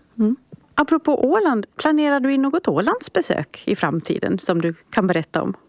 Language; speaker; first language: Swedish; native; Swedish